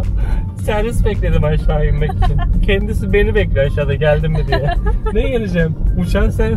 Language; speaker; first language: Turkish; native; Turkish